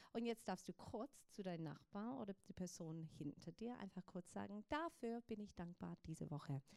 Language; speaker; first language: German; non-native, fluent; English